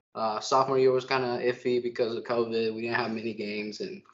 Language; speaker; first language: English; early bilingual, other home language; Spanish